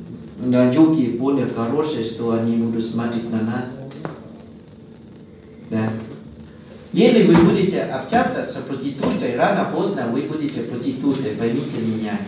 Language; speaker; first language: Russian; non-native, learner; Thai